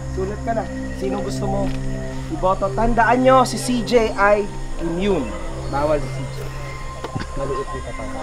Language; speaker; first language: Filipino; native; Filipino